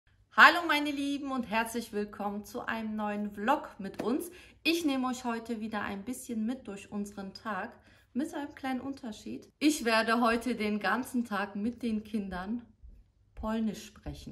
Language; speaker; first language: German; early bilingual, other home language; Polish